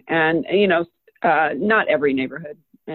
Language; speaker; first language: English; native; English